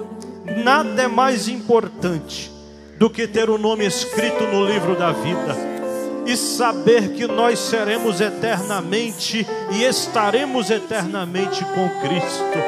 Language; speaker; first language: Portuguese; native; Portuguese